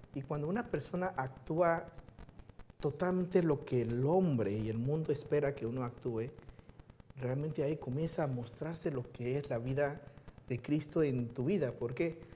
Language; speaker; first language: Spanish; early bilingual, other home language; Chinese